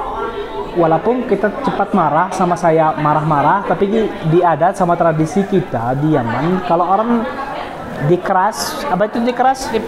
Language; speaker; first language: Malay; non-native, learner; Arabic